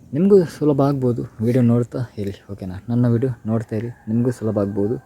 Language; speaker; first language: Kannada; non-native, local second language; Tulu